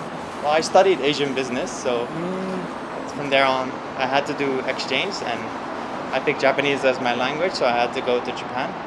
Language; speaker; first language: English; non-native, fluent; Dutch